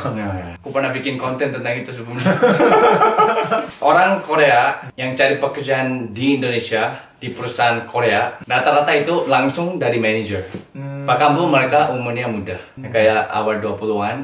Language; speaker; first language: Indonesian; non-native, fluent; Korean